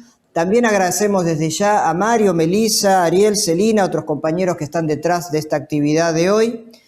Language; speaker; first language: Spanish; native; Spanish